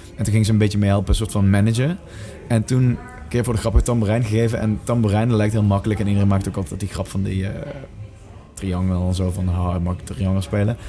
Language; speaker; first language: Dutch; native; Dutch